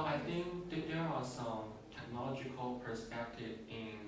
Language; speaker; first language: English; non-native, learner; Chinese